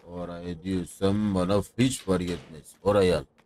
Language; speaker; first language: Turkish; native; Turkish